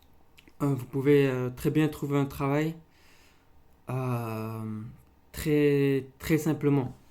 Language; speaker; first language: French; non-native, local second language; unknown